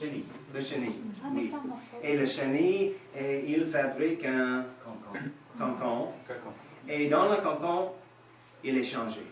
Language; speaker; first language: French; non-native, fluent; English